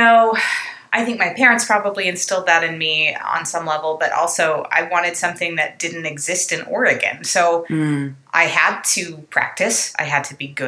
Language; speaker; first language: English; native; English